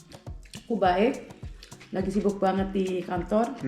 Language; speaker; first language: Indonesian; early bilingual, heritage; Indonesian